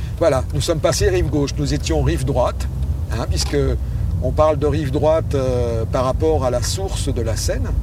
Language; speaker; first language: French; native; French